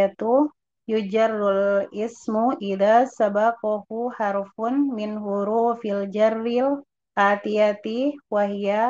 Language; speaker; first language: Arabic; non-native, learner; Indonesian